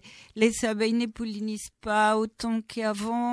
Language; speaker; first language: French; non-native, fluent; Spanish